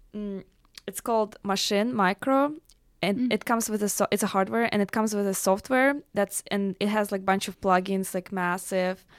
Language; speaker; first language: English; non-native, fluent; Russian